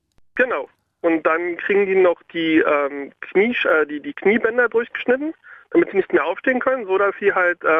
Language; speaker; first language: German; native; German